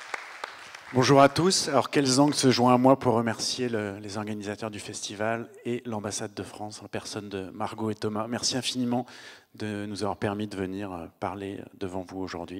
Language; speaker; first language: French; native; French